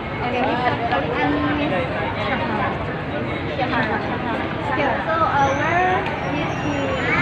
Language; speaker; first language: English; non-native, learner; Indonesian